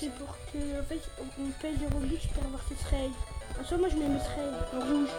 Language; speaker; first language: French; native; French